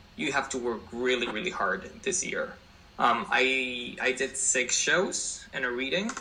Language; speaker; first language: English; non-native, fluent; Spanish